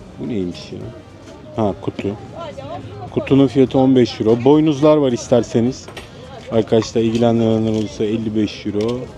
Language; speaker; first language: Turkish; native; Turkish